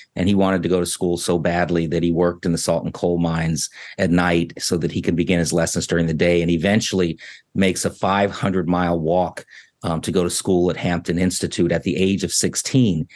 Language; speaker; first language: English; native; English